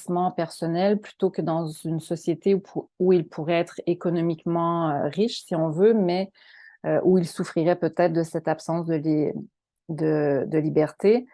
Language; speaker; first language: French; native; French